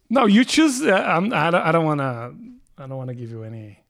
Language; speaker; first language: English; non-native, fluent; Portuguese